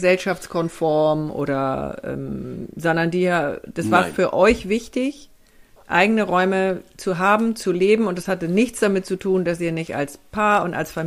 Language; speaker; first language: German; native; German